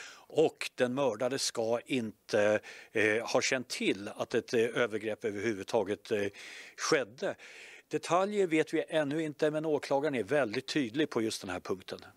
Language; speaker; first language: Swedish; native; Swedish